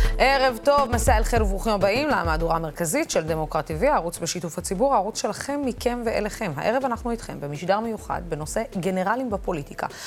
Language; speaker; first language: Hebrew; non-native, local second language; Arabic